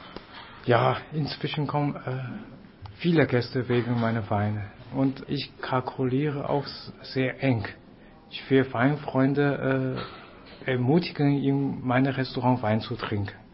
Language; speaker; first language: German; non-native, fluent; Chinese